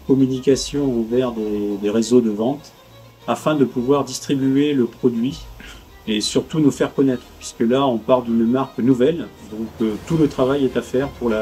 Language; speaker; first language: French; native; French